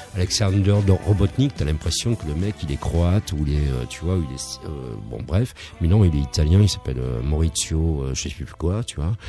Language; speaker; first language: French; native; French